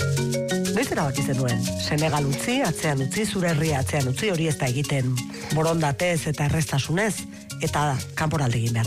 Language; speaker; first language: Basque; native; Basque